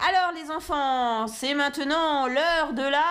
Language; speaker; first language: French; native; French